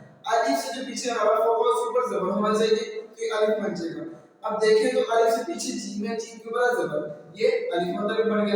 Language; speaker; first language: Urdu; non-native, local second language; Punjabi